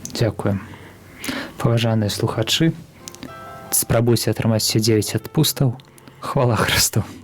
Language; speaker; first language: Belarusian; native; Belarusian